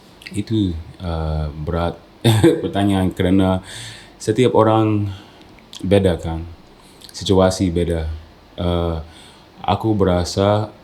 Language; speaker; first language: Indonesian; non-native, fluent; English